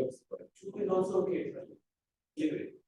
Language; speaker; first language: English; non-native, learner; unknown